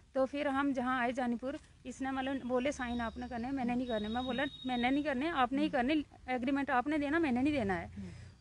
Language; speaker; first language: Hindi; native; Hindi